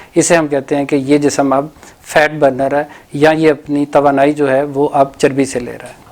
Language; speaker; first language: Urdu; non-native, local second language; Punjabi